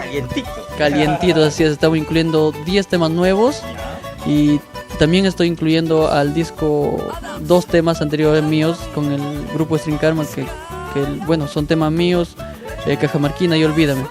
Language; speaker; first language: Spanish; native; Spanish